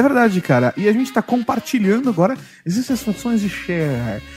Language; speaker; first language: Portuguese; native; Portuguese